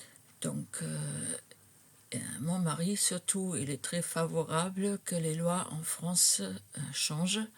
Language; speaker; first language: French; non-native, fluent; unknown